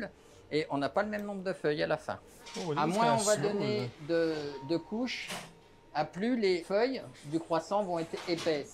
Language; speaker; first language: French; native; French